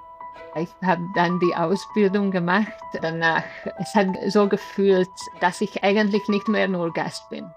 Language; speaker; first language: German; non-native, fluent; Hungarian